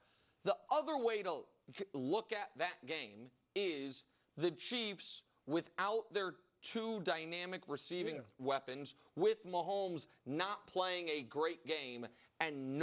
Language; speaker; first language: English; native; English